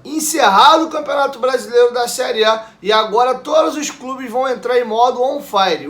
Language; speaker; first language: Portuguese; native; Portuguese